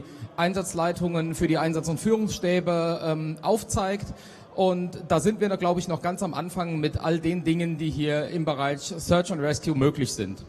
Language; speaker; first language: German; native; German